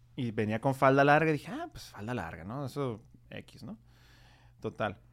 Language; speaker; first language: Spanish; native; Spanish